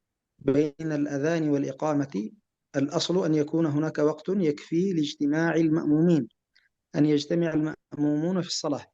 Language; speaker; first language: Arabic; native; Arabic